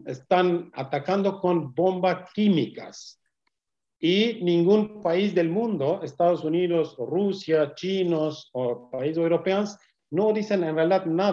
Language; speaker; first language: Spanish; non-native, learner; Kurdish